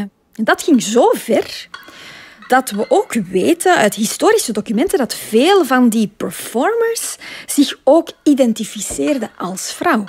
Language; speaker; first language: Dutch; native; Dutch